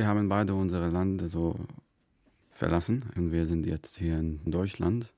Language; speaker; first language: German; non-native, fluent; Arabic